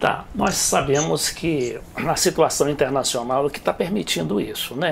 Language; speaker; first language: Portuguese; native; Portuguese